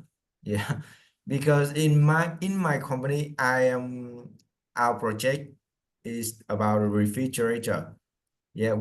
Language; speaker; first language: English; non-native, learner; Vietnamese